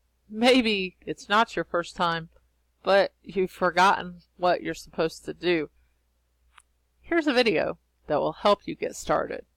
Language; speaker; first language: English; native; English